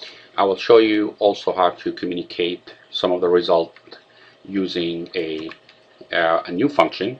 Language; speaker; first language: English; non-native, fluent; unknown